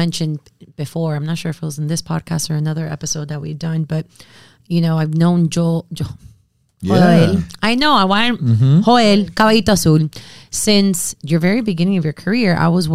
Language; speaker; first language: English; early bilingual, other home language; Spanish